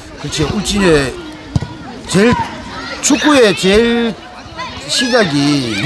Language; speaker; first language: Korean; native; Korean